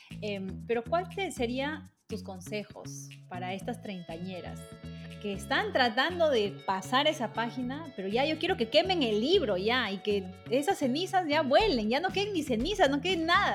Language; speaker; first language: Spanish; native; Spanish